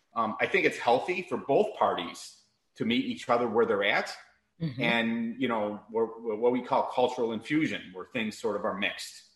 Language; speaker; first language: English; native; English